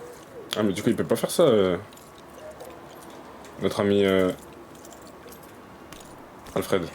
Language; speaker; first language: French; native; French